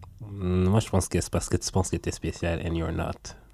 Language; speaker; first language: French; native; French